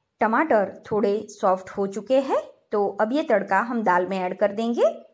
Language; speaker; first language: Hindi; non-native, local second language; Gujarati